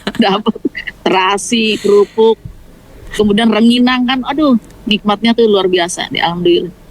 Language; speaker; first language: Indonesian; native; Indonesian